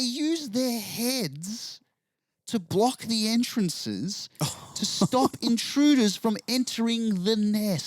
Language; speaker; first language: English; native; English